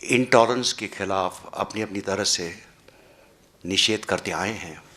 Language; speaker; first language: Hindi; non-native, local second language; Marathi